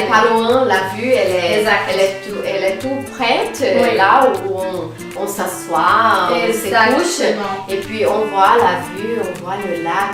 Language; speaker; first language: French; non-native, fluent; Portuguese